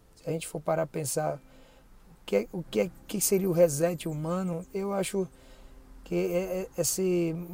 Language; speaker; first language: Portuguese; native; Portuguese